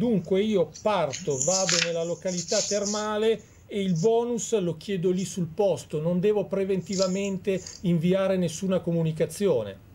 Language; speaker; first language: Italian; native; Italian